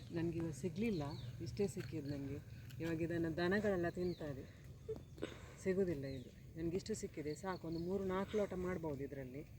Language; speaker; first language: Kannada; non-native, local second language; Tulu